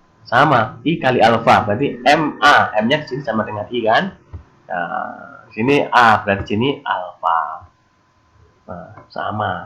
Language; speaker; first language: Indonesian; native; Indonesian